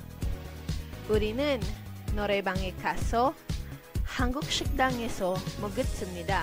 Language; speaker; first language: Korean; non-native, learner; Filipino